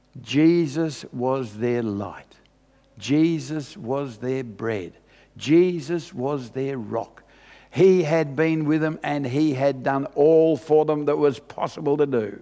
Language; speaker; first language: English; native; English